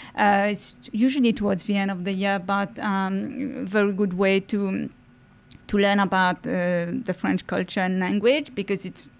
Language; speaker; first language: English; non-native, fluent; French